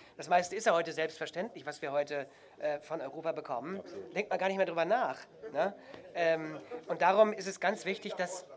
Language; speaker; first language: German; native; German